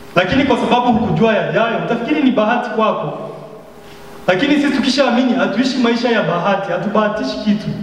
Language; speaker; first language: Swahili; native; Swahili